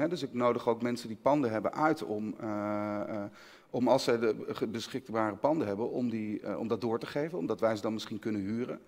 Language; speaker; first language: Dutch; native; Dutch